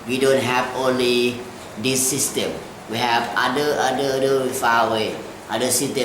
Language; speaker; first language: English; non-native, learner; Thai